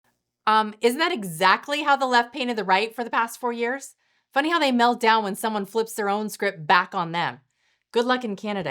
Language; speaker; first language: English; native; English